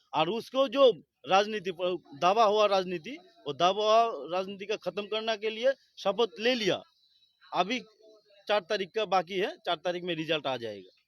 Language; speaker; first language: Hindi; non-native, local second language; Bangla